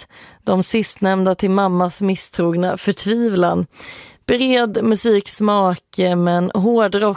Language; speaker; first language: Swedish; native; Swedish